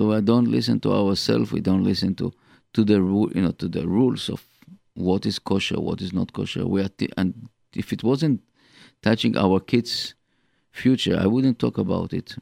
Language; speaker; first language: English; non-native, fluent; Hebrew